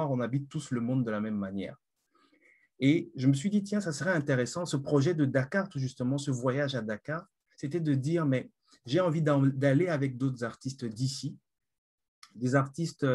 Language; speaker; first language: French; non-native, local second language; Lingala